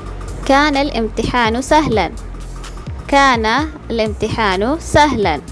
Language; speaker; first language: Arabic; non-native, fluent; Malayalam